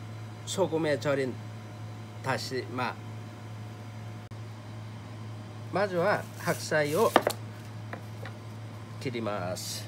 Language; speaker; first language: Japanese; non-native, fluent; Korean